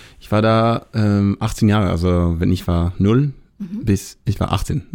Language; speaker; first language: German; non-native, learner; Hebrew